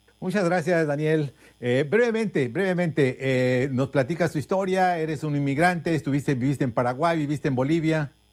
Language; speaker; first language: Spanish; native; Spanish